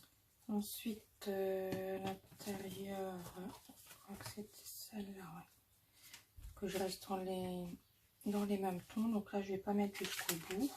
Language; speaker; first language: French; native; French